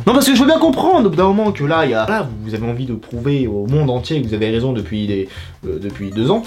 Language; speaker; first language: French; native; French